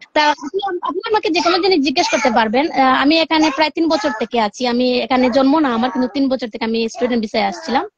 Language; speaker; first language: Bangla; native; Bangla